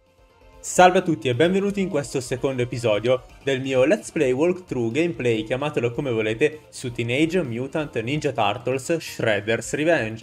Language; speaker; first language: Italian; native; Italian